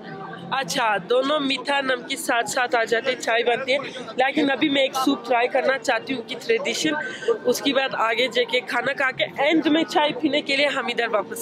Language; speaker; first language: Hindi; non-native, fluent; Turkish